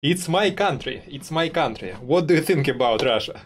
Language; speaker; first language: English; non-native, learner; Russian